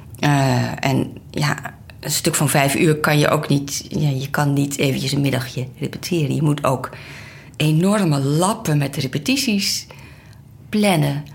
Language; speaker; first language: Dutch; native; Dutch